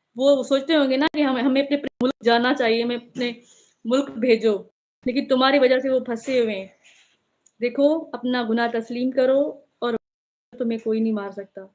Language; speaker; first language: Urdu; non-native, local second language; Sindhi